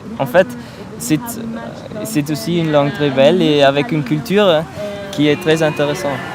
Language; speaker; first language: French; non-native, fluent; German